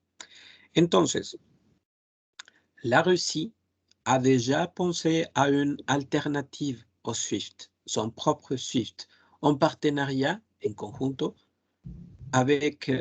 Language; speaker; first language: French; non-native, fluent; Spanish